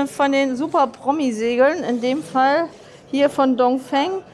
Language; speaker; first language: German; native; German